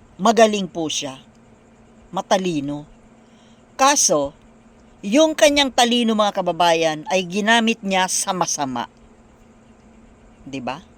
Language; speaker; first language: Filipino; non-native, local second language; Bikol